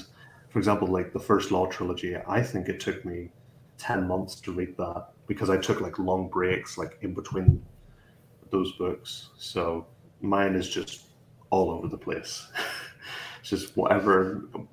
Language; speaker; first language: English; native; English